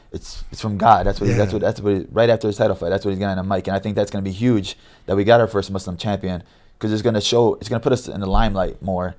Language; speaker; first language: English; native; English